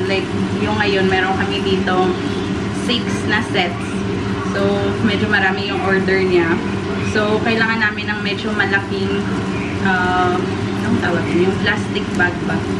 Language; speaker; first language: Filipino; non-native, local second language; Hiligaynon